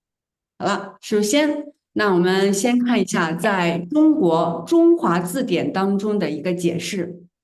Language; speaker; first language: Chinese; native; Chinese